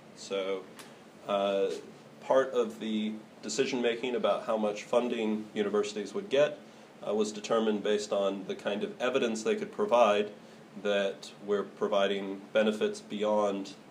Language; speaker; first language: English; native; English